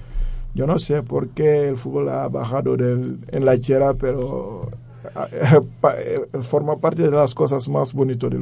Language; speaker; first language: Spanish; non-native, fluent; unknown